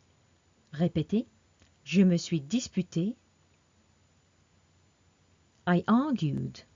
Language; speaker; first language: French; non-native, fluent; English